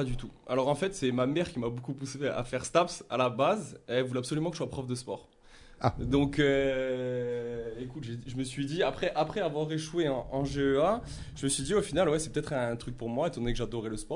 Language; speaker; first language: French; native; French